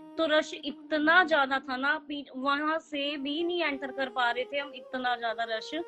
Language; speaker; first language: Hindi; native; Hindi